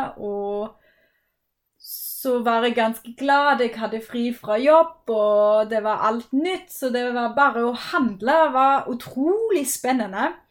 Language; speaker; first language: Norwegian; non-native, fluent; German